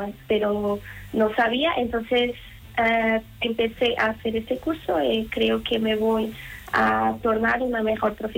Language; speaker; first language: Spanish; non-native, learner; Portuguese